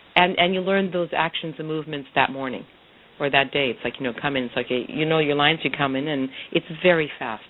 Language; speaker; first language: English; native; English